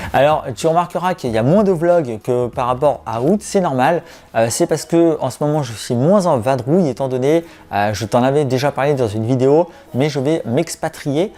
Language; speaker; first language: French; native; French